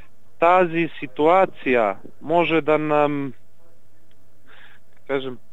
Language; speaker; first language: Bulgarian; non-native, learner; Serbian